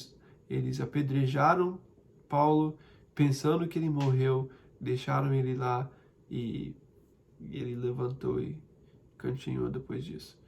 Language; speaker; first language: Portuguese; non-native, fluent; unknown